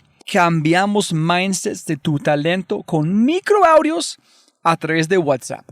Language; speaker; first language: Spanish; non-native, fluent; English